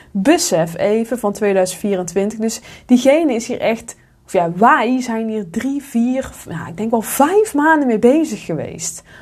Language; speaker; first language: Dutch; native; Dutch